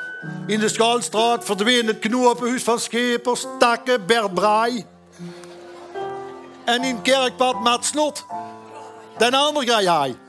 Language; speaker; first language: Dutch; native; Dutch